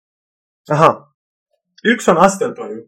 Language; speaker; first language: Estonian; non-native, fluent; Persian